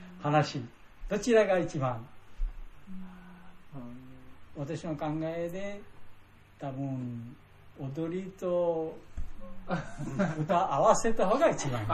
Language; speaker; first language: Japanese; non-native, learner; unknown